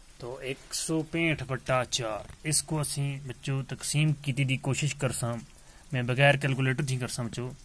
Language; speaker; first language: Urdu; non-native, local second language; Punjabi